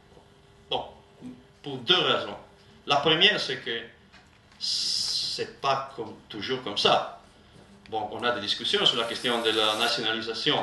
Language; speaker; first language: French; non-native, learner; Italian